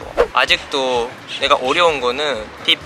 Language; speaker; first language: Korean; non-native, fluent; Japanese